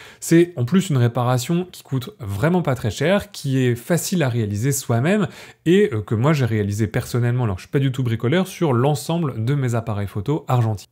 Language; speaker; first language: French; native; French